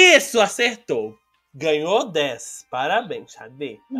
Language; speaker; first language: Portuguese; native; Portuguese